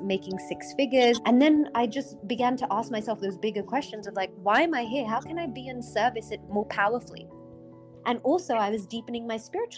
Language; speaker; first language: English; native; English